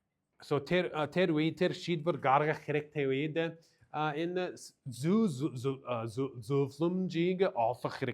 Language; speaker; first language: Mongolian; non-native, learner; English